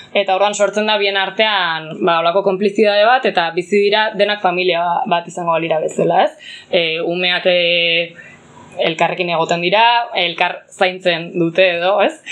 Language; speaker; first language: Basque; native; Basque